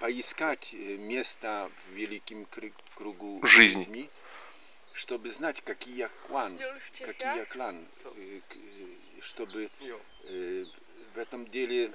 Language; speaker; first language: Russian; non-native, learner; Polish